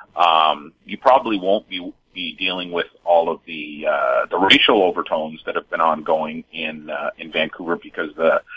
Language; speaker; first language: English; native; English